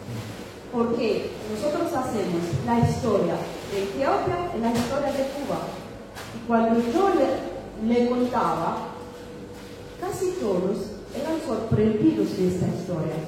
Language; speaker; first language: Spanish; non-native, fluent; Amharic